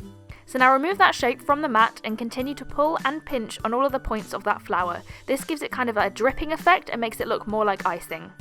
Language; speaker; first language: English; native; English